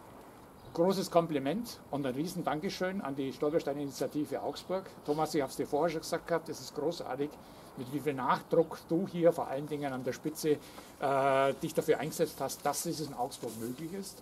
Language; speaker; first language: German; native; German